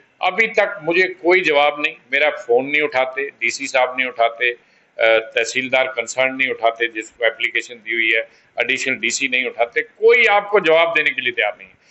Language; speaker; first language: Hindi; non-native, local second language; Pahari-Potwari